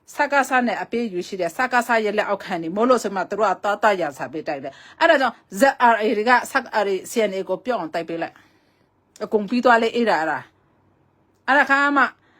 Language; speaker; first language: Burmese; non-native, local second language; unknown